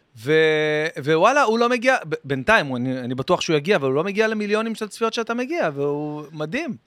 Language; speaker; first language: Hebrew; native; Hebrew